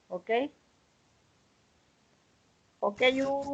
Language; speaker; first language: English; non-native, learner; Spanish